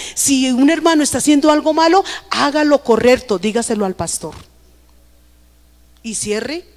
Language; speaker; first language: Spanish; native; Spanish